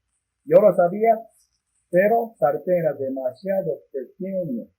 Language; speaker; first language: Spanish; non-native, fluent; Japanese